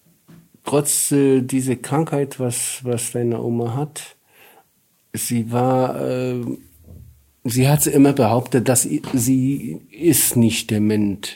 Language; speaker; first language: German; non-native, learner; Polish